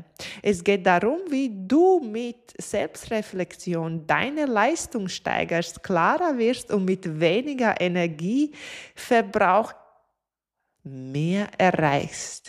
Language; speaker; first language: German; non-native, fluent; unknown